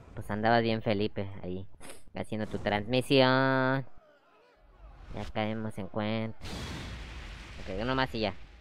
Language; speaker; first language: Spanish; native; Spanish